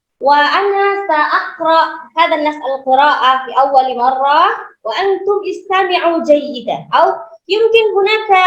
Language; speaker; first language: Arabic; non-native, learner; Indonesian